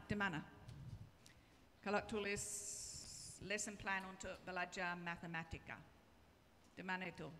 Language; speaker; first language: Indonesian; non-native, learner; English